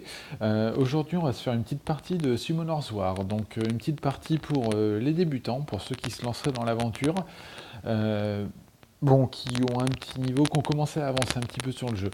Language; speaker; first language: French; native; French